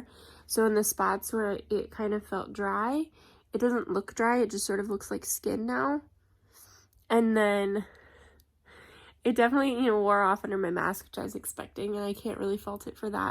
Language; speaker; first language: English; native; English